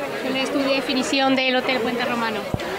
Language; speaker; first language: Spanish; native; Spanish